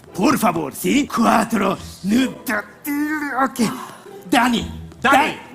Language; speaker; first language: Spanish; non-native, learner; Japanese